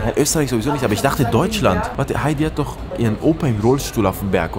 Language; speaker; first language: German; early bilingual, other home language; Persian